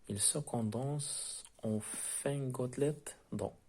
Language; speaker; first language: French; non-native, local second language; Arabic